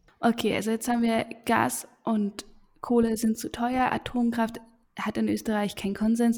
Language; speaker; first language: German; native; German